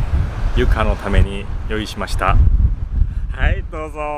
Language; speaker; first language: Japanese; non-native, learner; Korean